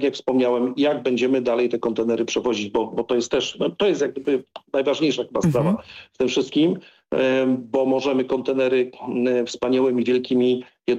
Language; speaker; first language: Polish; native; Polish